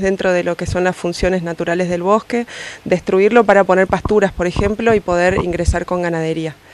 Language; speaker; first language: Spanish; native; Spanish